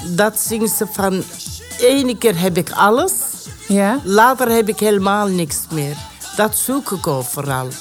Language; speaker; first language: Dutch; non-native, learner; Persian